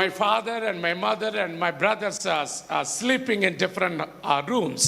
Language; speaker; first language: English; non-native, local second language; Telugu